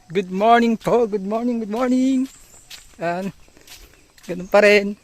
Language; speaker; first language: Filipino; non-native, local second language; Hiligaynon